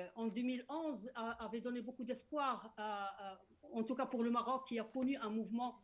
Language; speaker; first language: French; non-native, local second language; Arabic